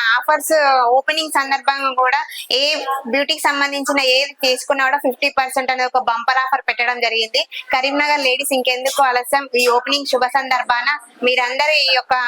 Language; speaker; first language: Telugu; native; Telugu